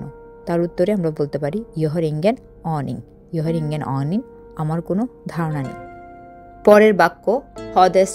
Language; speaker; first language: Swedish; non-native, fluent; Bangla